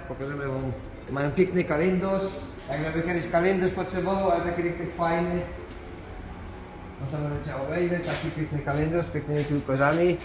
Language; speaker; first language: Polish; native; Polish